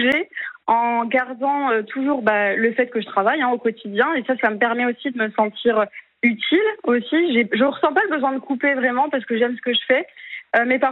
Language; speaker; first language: French; native; French